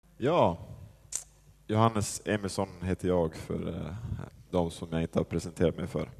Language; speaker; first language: Swedish; native; Swedish